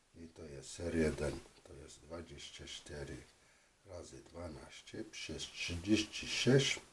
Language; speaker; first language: Polish; non-native, fluent; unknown